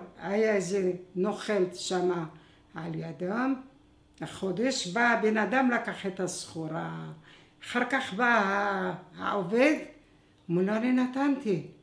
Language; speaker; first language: Hebrew; non-native, fluent; Arabic